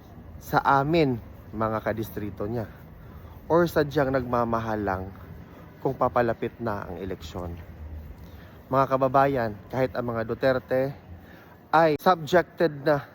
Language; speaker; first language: Filipino; native; Filipino